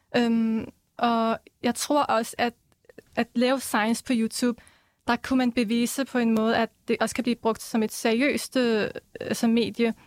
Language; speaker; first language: Danish; early bilingual, other home language; Arabic